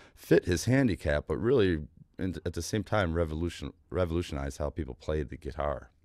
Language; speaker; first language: English; native; English